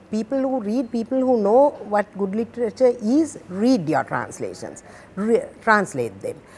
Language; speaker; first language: English; non-native, local second language; Sinhala